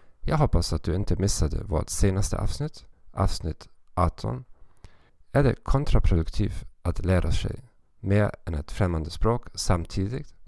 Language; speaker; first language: Swedish; non-native, learner; German